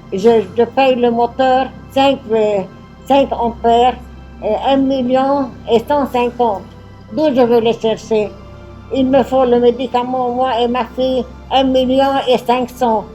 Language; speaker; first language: French; non-native, local second language; Arabic